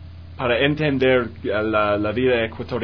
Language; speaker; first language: Spanish; non-native, learner; English